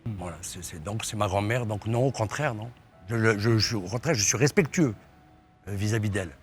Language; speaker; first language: French; native; French